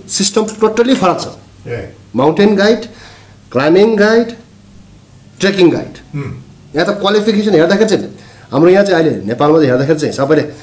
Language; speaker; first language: Nepali; non-native, local second language; Sherpa